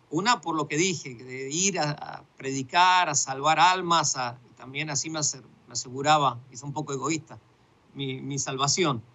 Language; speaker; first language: Spanish; native; Spanish